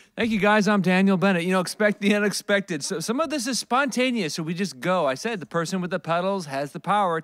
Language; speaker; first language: English; native; English